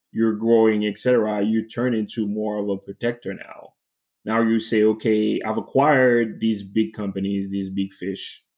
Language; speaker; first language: English; non-native, fluent; French